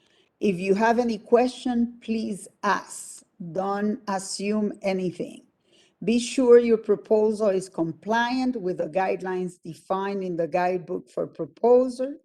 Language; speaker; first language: English; non-native, fluent; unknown